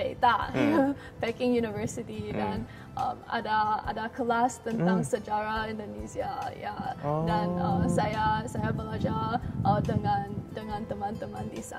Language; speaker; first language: Indonesian; non-native, learner; Chinese